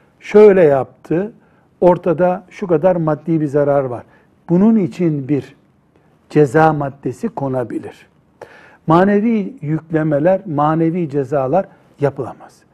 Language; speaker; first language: Turkish; native; Turkish